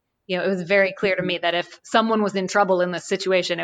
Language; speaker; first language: English; native; English